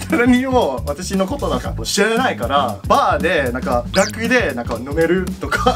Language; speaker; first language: Japanese; non-native, fluent; English